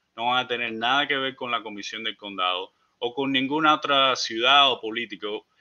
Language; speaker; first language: Spanish; early bilingual, heritage; Spanish